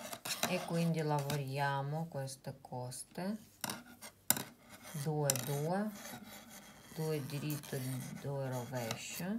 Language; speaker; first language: Italian; non-native, fluent; Russian